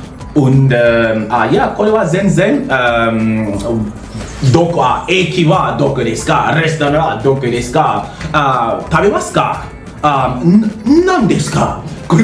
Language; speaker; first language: Japanese; non-native, learner; Jamaican Creole English